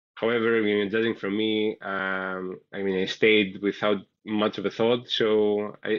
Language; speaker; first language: English; non-native, fluent; Greek